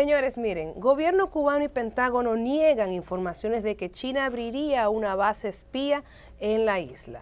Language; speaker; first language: Spanish; native; Spanish